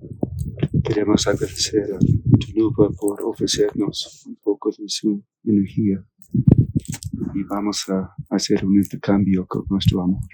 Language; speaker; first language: Spanish; non-native, learner; Portuguese